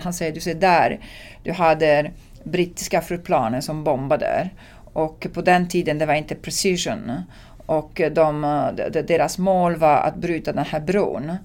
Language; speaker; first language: Swedish; non-native, fluent; Italian